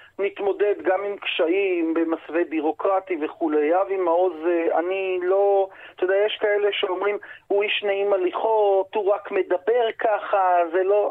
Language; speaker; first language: Hebrew; native; Hebrew